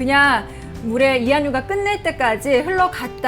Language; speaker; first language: Korean; native; Korean